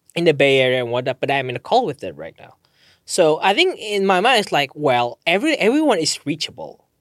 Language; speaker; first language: English; non-native, fluent; Indonesian